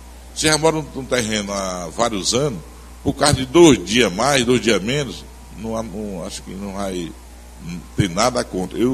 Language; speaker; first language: Portuguese; native; Portuguese